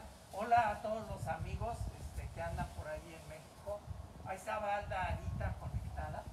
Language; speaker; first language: Spanish; native; Spanish